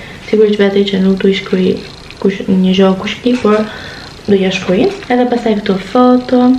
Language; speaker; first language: Albanian; early bilingual, heritage; Albanian